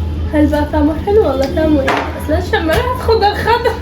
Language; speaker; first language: Arabic; native; Arabic